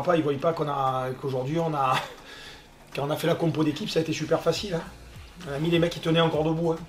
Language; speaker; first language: French; native; French